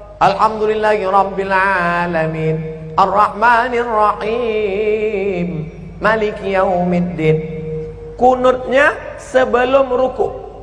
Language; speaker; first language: Indonesian; native; Indonesian